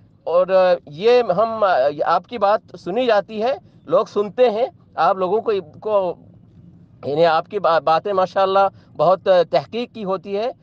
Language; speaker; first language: Hindi; non-native, local second language; Bangla